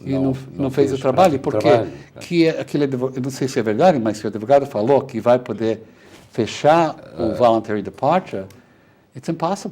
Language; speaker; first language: Portuguese; non-native, fluent; Spanish